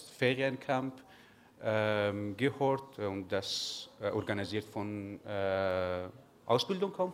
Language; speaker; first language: German; non-native, learner; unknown